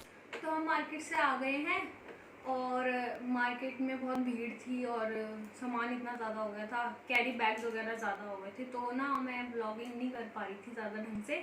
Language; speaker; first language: Hindi; native; Hindi